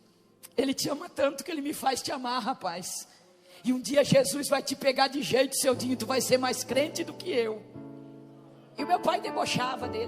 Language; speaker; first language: Portuguese; native; Portuguese